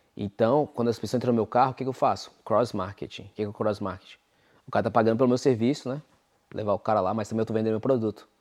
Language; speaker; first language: Portuguese; native; Portuguese